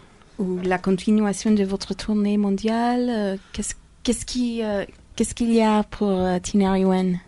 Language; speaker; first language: French; non-native, learner; English